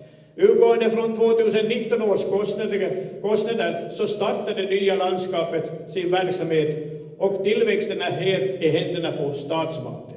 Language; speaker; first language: Swedish; native; Swedish